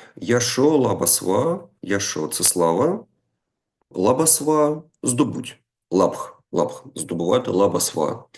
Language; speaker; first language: Ukrainian; non-native, local second language; Russian